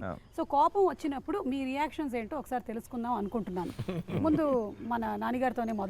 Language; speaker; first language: Telugu; native; Telugu